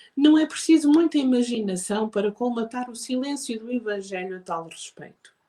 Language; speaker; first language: Portuguese; native; Portuguese